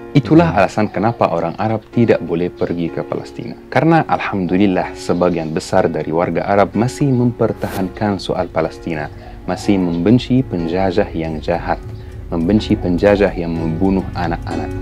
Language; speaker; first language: Indonesian; non-native, fluent; Arabic